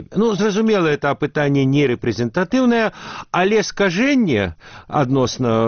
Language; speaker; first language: Belarusian; native; Belarusian